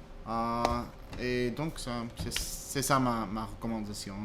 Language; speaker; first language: French; non-native, fluent; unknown